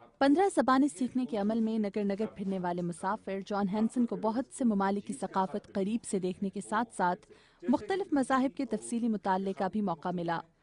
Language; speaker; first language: Urdu; native; Urdu